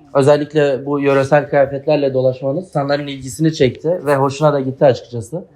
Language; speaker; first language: Turkish; native; Turkish